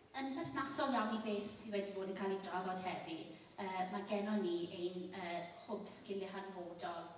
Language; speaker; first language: Welsh; non-native, local second language; English